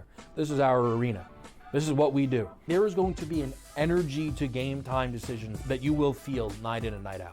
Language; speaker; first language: English; native; English